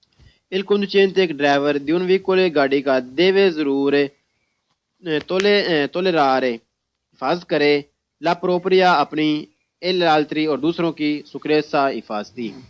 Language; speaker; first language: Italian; non-native, learner; Urdu